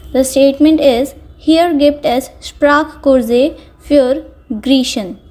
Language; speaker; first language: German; non-native, fluent; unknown